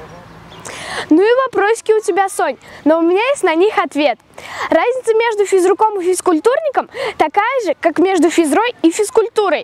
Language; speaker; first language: Russian; native; Russian